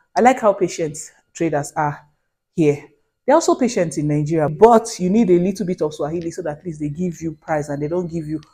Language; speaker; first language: English; non-native, local second language; Hausa